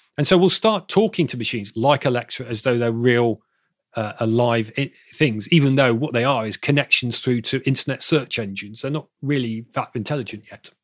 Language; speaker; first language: English; native; English